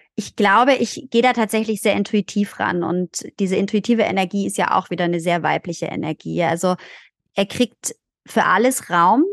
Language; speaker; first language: German; native; German